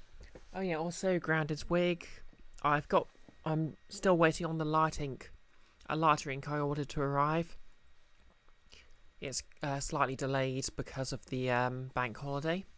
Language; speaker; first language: English; native; English